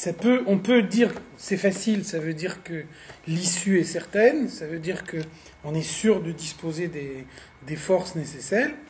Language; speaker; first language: French; native; French